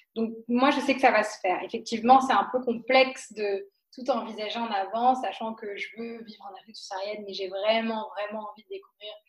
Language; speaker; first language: French; native; French